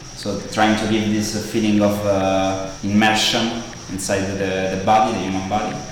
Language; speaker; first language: English; non-native, fluent; Italian